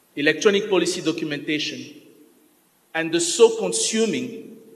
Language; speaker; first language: English; non-native, fluent; French